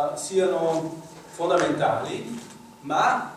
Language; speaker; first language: Italian; non-native, fluent; German